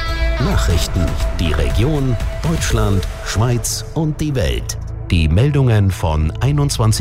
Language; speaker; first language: German; native; German